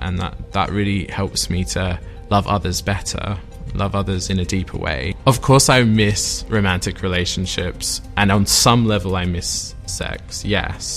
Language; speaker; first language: English; native; English